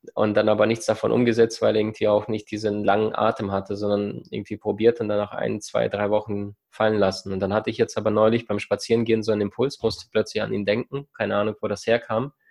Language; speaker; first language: German; early bilingual, other home language; Russian